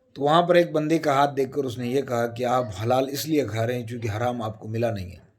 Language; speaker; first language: Urdu; non-native, local second language; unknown